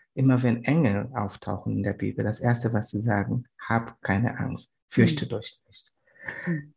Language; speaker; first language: German; non-native, fluent; Swahili